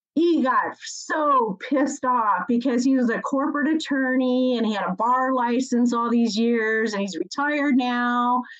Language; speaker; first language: English; native; English